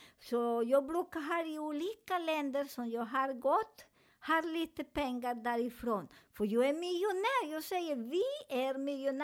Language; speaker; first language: Swedish; non-native, learner; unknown